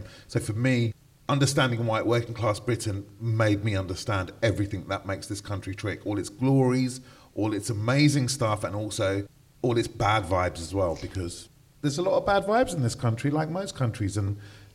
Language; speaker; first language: English; native; English